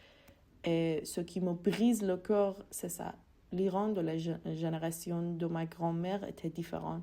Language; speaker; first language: French; non-native, fluent; Persian